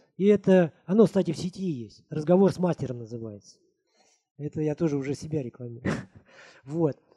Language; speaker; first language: Russian; native; Russian